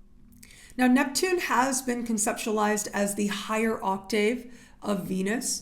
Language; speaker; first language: English; native; English